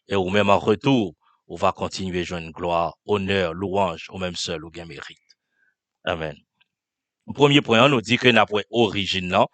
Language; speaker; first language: French; non-native, local second language; Haitian Creole